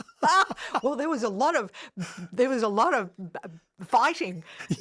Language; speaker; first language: English; non-native, fluent; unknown